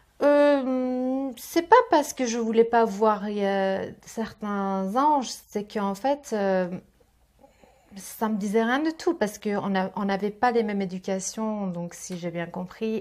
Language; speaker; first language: French; native; French